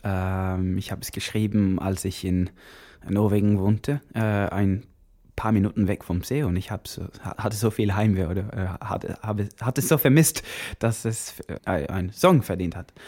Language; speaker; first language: German; non-native, learner; Norwegian